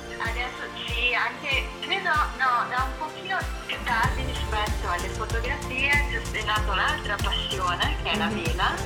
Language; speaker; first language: Italian; native; Italian